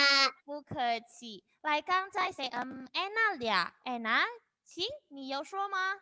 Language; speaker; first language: Chinese; non-native, fluent; Indonesian